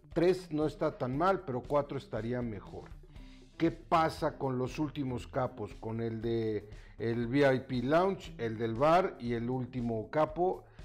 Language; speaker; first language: Spanish; native; Spanish